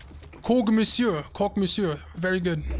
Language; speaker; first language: English; native; English